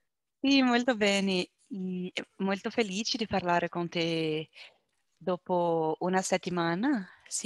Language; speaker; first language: Italian; non-native, learner; Portuguese